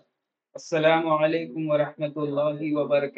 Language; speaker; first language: Arabic; non-native, learner; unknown